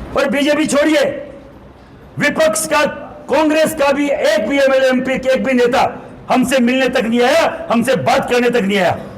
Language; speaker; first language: Hindi; native; Hindi